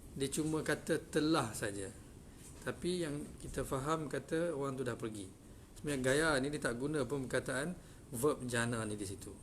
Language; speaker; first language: Malay; native; Malay